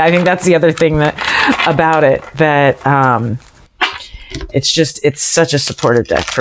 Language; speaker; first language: English; native; English